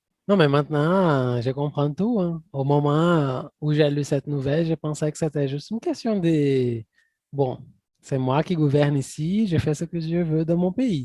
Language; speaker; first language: French; non-native, fluent; Portuguese